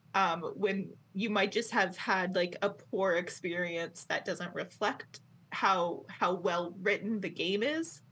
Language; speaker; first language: English; native; English